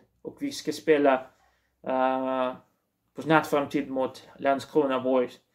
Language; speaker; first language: Swedish; non-native, learner; Portuguese